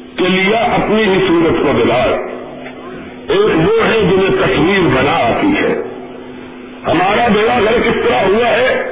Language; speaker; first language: Urdu; non-native, local second language; Punjabi